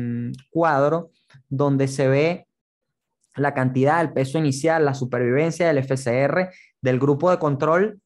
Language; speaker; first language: Spanish; native; Spanish